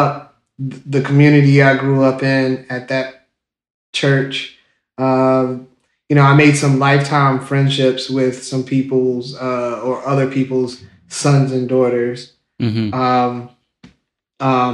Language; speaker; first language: English; native; English